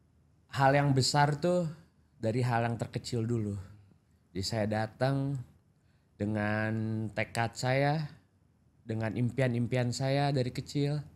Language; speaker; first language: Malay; non-native, local second language; Indonesian